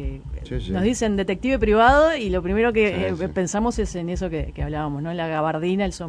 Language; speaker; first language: Spanish; native; Spanish